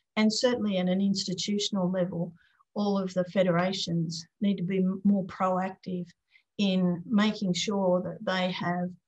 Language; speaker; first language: English; native; English